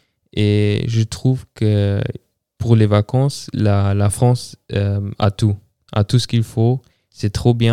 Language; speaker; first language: French; non-native, fluent; German